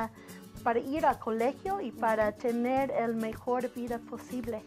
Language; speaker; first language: Spanish; non-native, learner; English